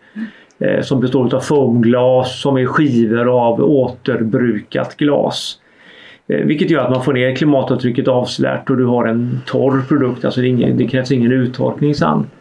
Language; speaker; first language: Swedish; native; Swedish